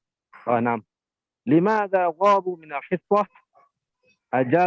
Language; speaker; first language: Arabic; non-native, learner; Indonesian